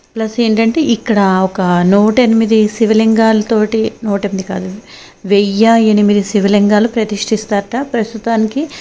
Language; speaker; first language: Telugu; native; Telugu